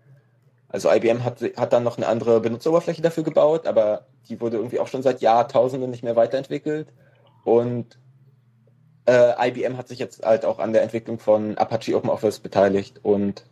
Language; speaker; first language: German; native; German